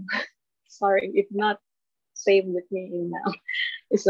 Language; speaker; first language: English; non-native, learner; Thai